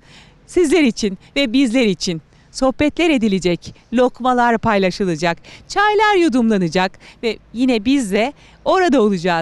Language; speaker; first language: Turkish; native; Turkish